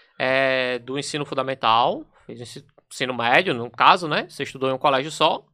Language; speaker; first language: Portuguese; native; Portuguese